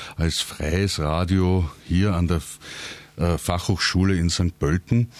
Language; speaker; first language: German; native; German